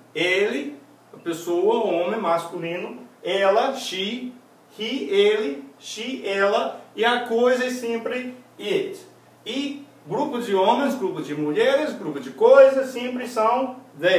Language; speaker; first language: Portuguese; non-native, fluent; English